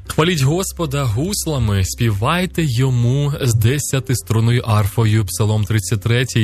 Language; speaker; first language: Ukrainian; native; Ukrainian